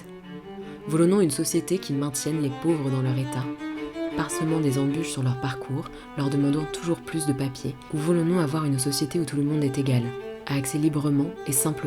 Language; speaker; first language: French; native; French